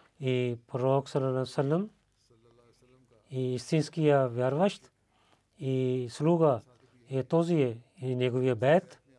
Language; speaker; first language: Bulgarian; non-native, learner; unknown